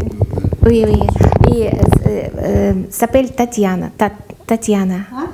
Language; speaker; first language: French; non-native, learner; Russian